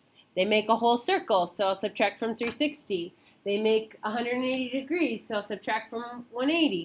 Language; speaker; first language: English; native; English